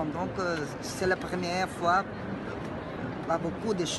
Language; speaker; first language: French; non-native, learner; Portuguese